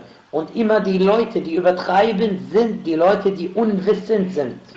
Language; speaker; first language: German; non-native, fluent; Arabic